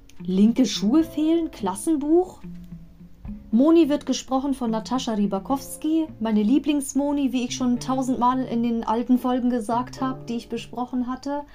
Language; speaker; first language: German; native; German